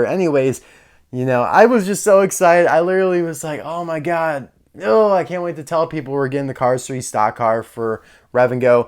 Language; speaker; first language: English; native; English